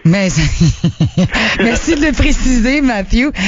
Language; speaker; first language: French; native; French